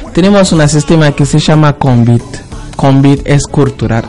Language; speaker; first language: Spanish; non-native, learner; Haitian Creole